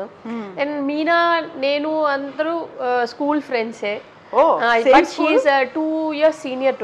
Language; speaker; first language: Telugu; non-native, local second language; Tamil